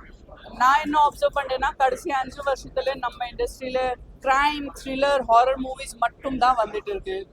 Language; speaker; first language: Tamil; non-native, fluent; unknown